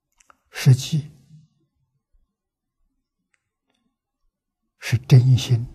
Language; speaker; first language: Chinese; native; Chinese